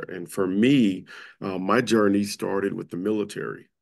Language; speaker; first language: English; native; English